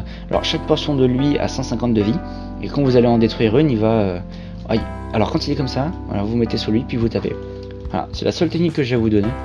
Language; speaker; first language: French; native; French